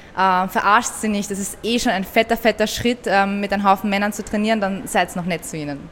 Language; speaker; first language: German; early bilingual, other home language; Persian